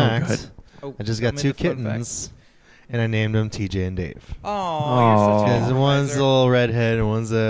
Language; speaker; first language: English; non-native, fluent; French